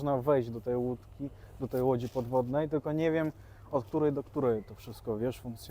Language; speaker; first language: Polish; early bilingual, other home language; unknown